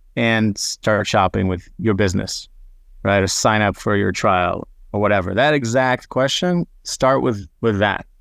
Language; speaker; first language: English; non-native, fluent; Hebrew